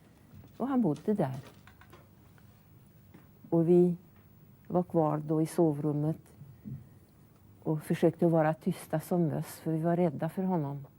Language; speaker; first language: Swedish; non-native, fluent; Hungarian